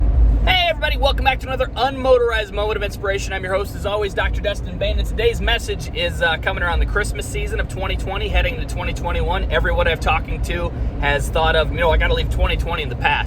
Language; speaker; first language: English; native; English